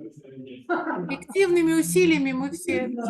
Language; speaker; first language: Russian; native; Russian